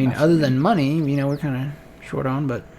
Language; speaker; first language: English; native; English